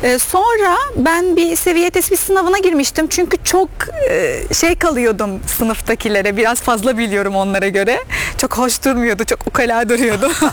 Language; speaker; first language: Turkish; non-native, fluent; Arabic